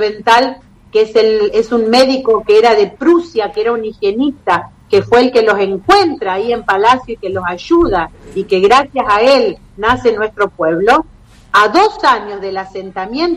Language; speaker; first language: Spanish; native; Spanish